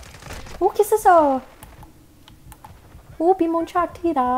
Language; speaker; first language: Spanish; non-native, learner; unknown